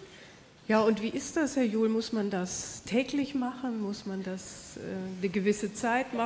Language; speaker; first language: German; native; German